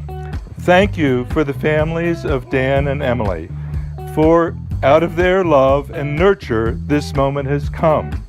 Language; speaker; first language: English; native; English